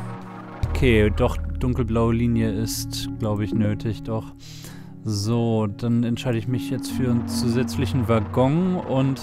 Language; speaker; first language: German; native; German